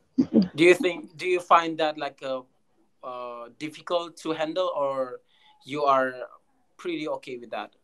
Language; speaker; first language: English; non-native, learner; Indonesian